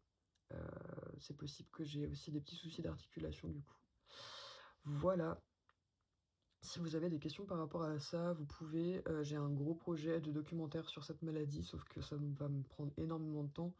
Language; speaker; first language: French; native; French